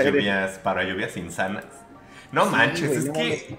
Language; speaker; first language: Spanish; native; Spanish